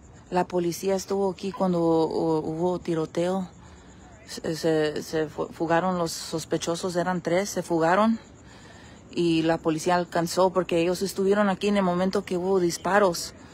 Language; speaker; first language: Spanish; early bilingual, heritage; Spanish